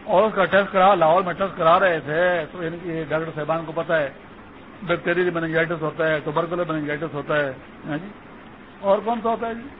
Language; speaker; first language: Urdu; non-native, local second language; Pashto